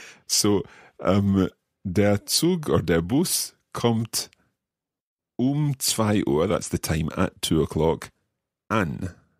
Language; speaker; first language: German; non-native, learner; English